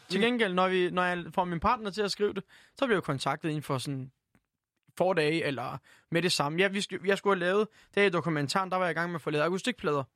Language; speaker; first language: Danish; early bilingual, other home language; Turkish